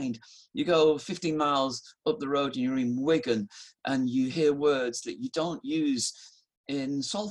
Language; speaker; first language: English; native; English